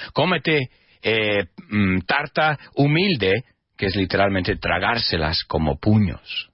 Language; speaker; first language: Spanish; non-native, fluent; English